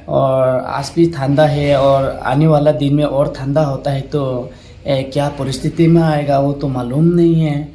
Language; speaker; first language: Hindi; non-native, local second language; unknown